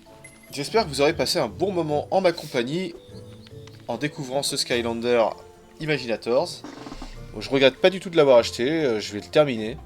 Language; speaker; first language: French; native; French